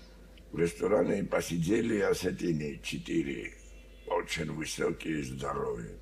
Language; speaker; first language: Russian; non-native, learner; Georgian